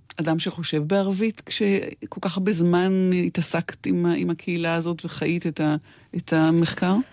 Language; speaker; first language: Hebrew; native; Hebrew